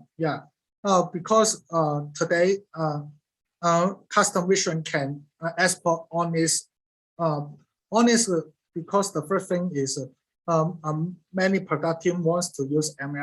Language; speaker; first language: English; non-native, learner; Cantonese